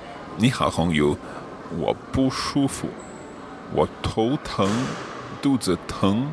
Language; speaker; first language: Chinese; non-native, learner; English